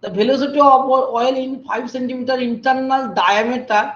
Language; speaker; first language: English; non-native, local second language; Bangla